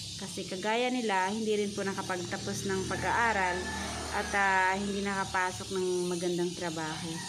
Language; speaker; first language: Filipino; non-native, local second language; Cebuano